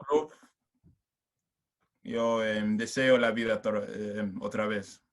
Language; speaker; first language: Spanish; non-native, learner; English